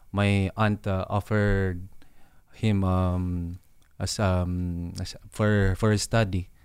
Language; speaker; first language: English; non-native, local second language; Hiligaynon